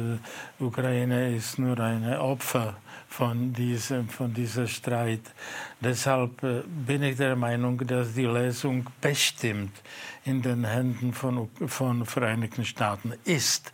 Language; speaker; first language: German; non-native, fluent; Czech